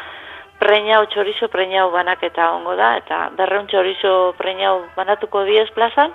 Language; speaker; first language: Basque; native; Basque